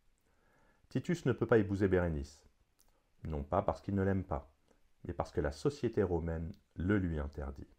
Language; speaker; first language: French; native; French